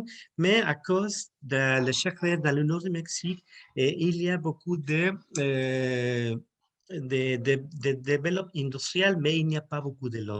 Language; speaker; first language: French; non-native, learner; Spanish